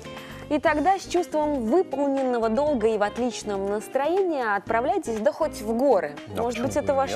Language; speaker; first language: Russian; native; Russian